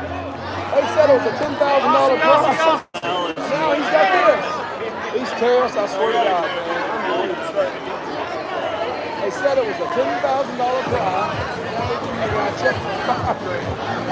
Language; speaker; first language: English; native; English